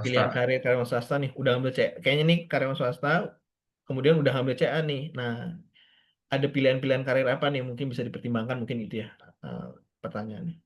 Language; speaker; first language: Indonesian; native; Indonesian